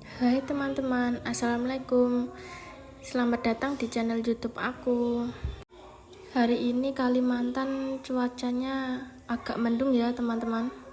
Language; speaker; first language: Indonesian; non-native, local second language; Javanese